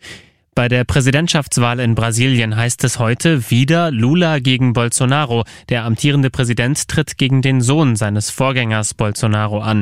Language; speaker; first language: German; native; German